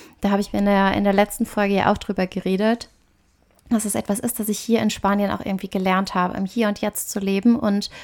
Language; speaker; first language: German; native; German